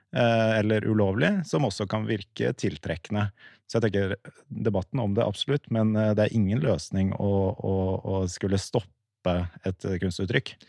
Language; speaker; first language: Norwegian; native; Norwegian